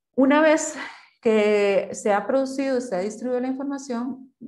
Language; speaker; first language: Spanish; native; Spanish